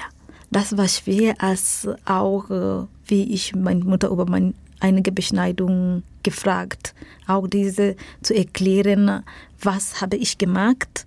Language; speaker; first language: German; non-native, fluent; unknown